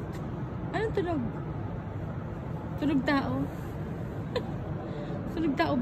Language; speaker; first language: Filipino; native; Filipino